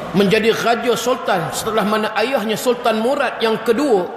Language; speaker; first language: Malay; native; Malay